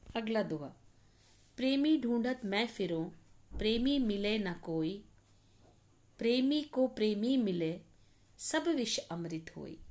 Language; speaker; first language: Hindi; native; Hindi